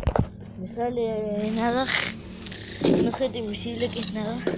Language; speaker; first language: Spanish; native; Spanish